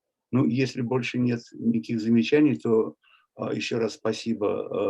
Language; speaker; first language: Russian; native; Russian